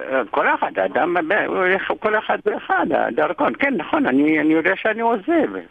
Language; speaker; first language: Hebrew; non-native, fluent; Amharic